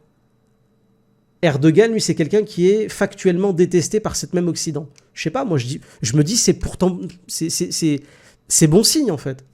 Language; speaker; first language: French; native; French